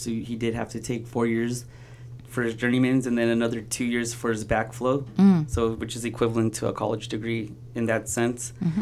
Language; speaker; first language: English; native; English